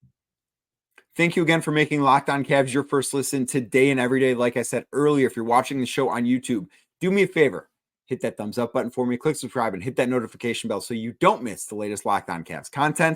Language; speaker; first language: English; native; English